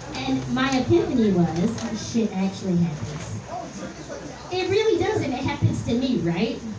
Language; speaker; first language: English; native; English